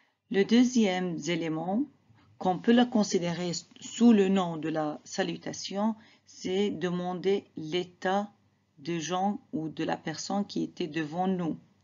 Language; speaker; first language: French; non-native, fluent; Arabic